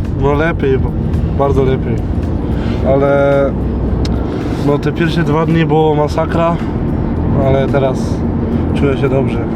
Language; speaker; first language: Polish; non-native, learner; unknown